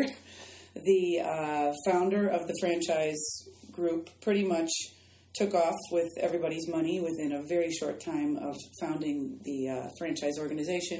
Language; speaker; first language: English; native; English